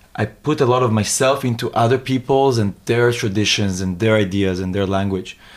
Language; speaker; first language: English; early bilingual, other home language; Hebrew